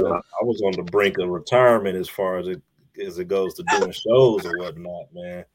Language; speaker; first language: English; native; English